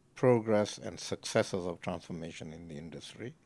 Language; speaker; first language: English; native; English